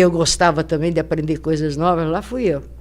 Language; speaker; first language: Portuguese; native; Portuguese